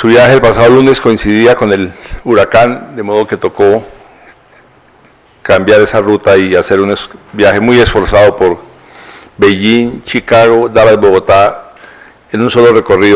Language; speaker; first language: Spanish; native; Spanish